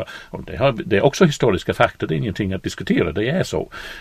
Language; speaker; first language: Swedish; non-native, fluent; English